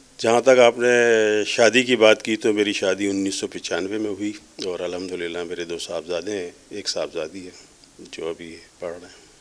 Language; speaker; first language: Urdu; native; Urdu